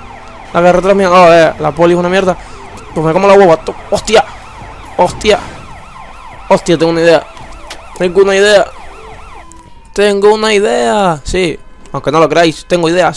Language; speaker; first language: Spanish; native; Spanish